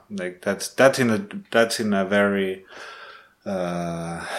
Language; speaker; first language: English; non-native, learner; Spanish